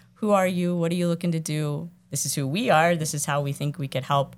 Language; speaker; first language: English; native; English